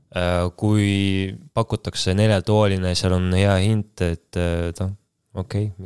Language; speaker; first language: Estonian; non-native, local second language; Russian